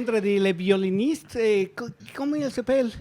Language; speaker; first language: French; non-native, learner; Spanish